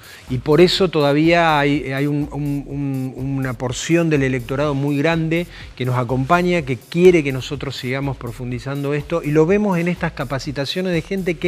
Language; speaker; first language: Spanish; native; Spanish